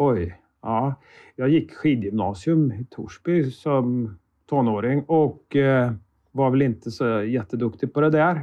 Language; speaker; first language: Swedish; native; Swedish